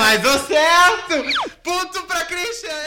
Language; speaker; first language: Portuguese; non-native, fluent; Spanish